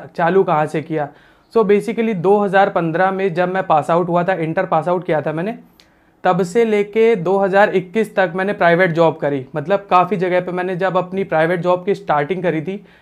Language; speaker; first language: Hindi; native; Hindi